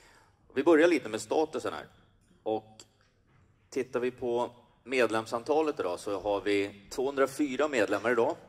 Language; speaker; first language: Swedish; native; Swedish